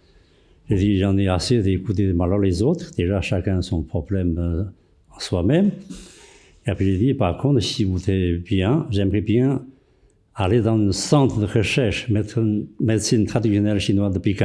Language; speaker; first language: French; non-native, fluent; Chinese